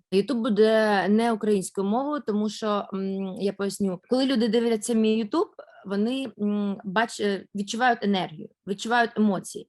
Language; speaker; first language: Ukrainian; non-native, local second language; Russian